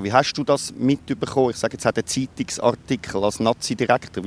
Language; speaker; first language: German; native; German